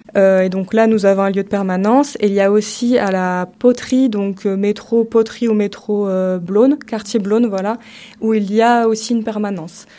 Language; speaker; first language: French; native; French